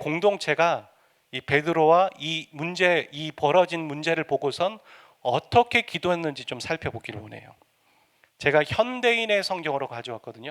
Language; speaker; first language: Korean; native; Korean